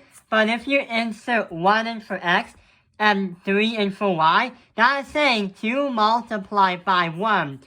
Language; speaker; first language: English; native; English